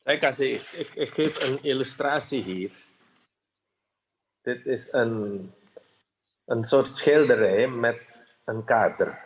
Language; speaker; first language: Dutch; non-native, fluent; Indonesian